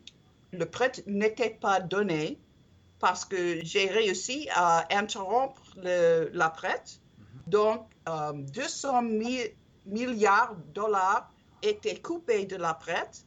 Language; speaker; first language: French; non-native, learner; English